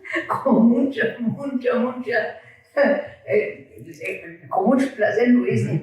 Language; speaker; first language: Spanish; early bilingual, heritage; Ladino